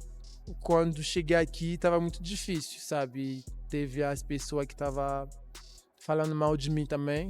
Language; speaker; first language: Portuguese; non-native, learner; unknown